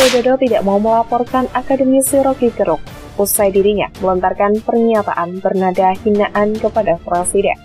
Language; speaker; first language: Indonesian; native; Indonesian